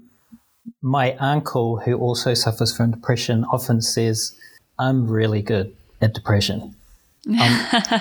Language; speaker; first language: English; native; English